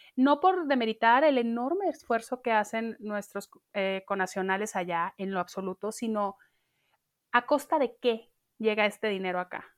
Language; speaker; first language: Spanish; native; Spanish